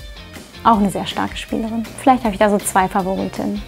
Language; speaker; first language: German; native; German